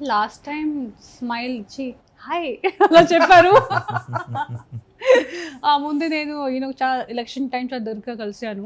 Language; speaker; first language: Telugu; non-native, fluent; Hindi